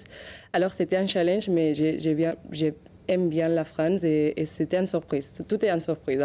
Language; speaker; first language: French; non-native, learner; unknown